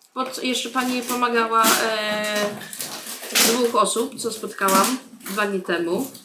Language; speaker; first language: Polish; early bilingual, heritage; Polish